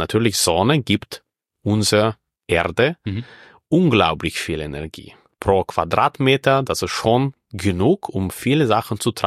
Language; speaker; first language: German; non-native, fluent; Russian